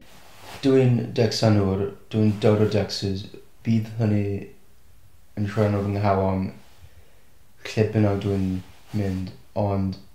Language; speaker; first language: Welsh; non-native, fluent; English